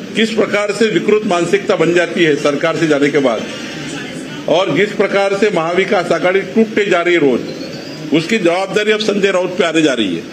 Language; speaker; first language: Hindi; non-native, local second language; Marathi